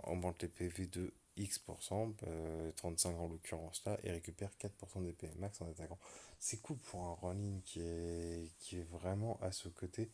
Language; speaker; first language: French; native; French